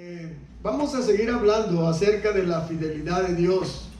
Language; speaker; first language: Spanish; native; Spanish